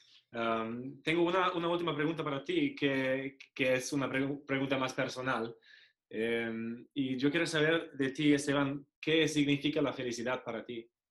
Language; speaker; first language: Spanish; non-native, fluent; German